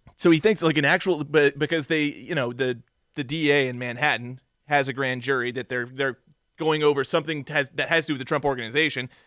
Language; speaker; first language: English; native; English